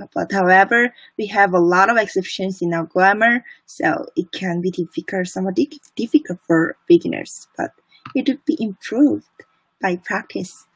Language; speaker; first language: English; non-native, fluent; Korean